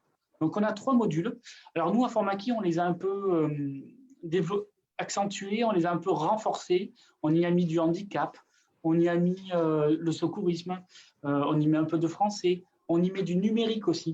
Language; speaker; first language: French; native; French